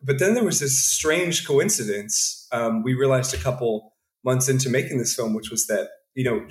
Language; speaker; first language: English; native; English